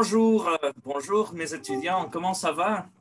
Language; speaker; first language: French; non-native, fluent; Spanish